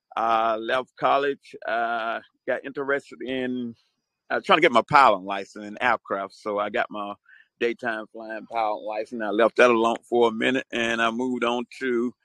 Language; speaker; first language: English; native; English